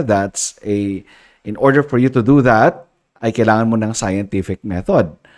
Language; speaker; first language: English; non-native, local second language; Filipino